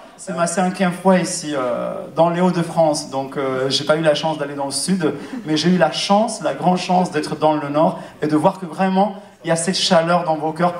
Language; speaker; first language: French; non-native, fluent; Albanian